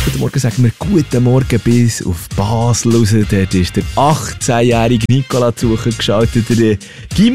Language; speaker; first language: German; native; German